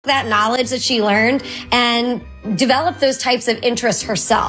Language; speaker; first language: English; native; English